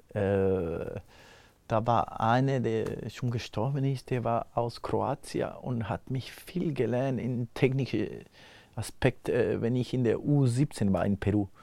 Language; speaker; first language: German; non-native, fluent; Spanish